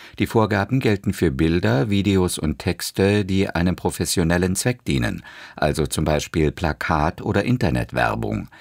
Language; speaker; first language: German; native; German